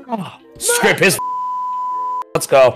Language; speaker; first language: English; native; English